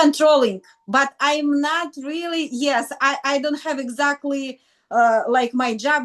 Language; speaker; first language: English; non-native, learner; Russian